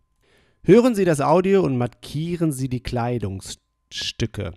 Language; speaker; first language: German; non-native, fluent; English